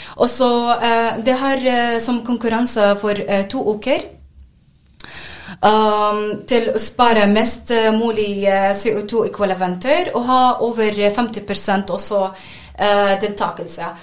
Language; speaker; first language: Norwegian; non-native, learner; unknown